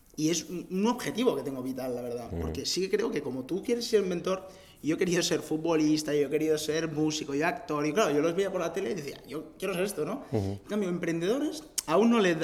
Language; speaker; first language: Spanish; native; Spanish